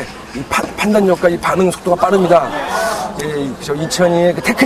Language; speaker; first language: Korean; native; Korean